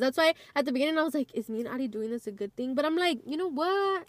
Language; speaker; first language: English; early bilingual, other home language; Spanish